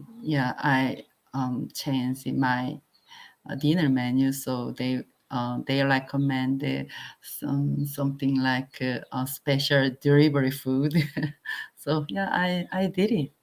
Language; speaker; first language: English; non-native, learner; Korean